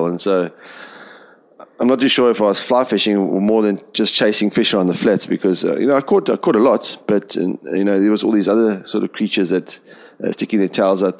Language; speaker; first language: English; native; English